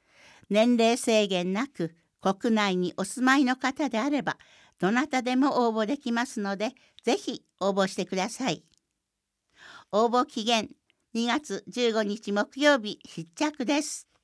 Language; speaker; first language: Japanese; native; Japanese